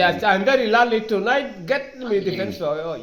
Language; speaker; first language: English; non-native, learner; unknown